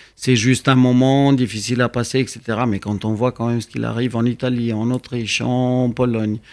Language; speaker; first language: French; non-native, fluent; Romanian